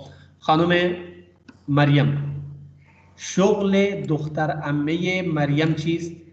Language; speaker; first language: Persian; non-native, fluent; Urdu